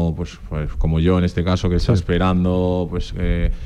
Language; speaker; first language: Spanish; early bilingual, other home language; Portuguese